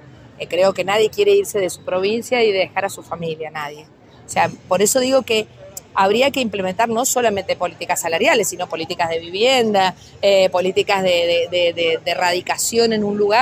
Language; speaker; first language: Spanish; native; Spanish